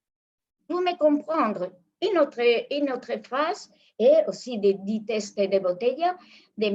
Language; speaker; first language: French; non-native, fluent; Spanish